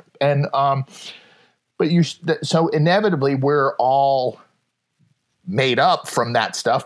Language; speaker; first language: English; native; English